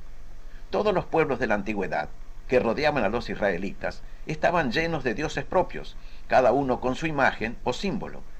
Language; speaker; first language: Spanish; native; Spanish